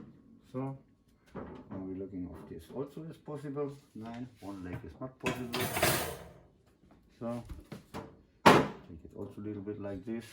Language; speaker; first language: English; non-native, learner; Swedish